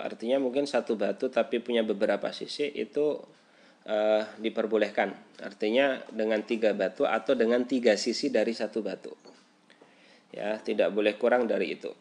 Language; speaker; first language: Indonesian; native; Indonesian